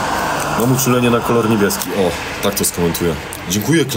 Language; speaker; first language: Polish; native; Polish